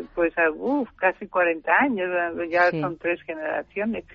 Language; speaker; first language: Spanish; non-native, fluent; German